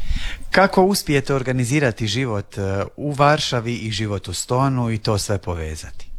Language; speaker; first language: Serbian; native; Serbian